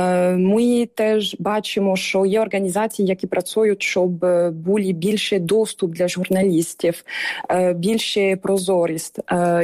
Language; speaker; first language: Ukrainian; non-native, fluent; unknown